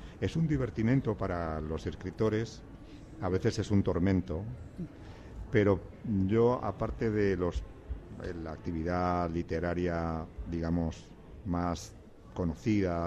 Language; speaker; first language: Spanish; native; Spanish